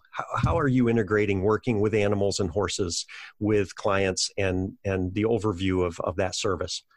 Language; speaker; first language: English; native; English